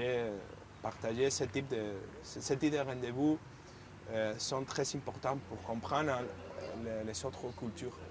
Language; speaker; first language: French; non-native, fluent; Spanish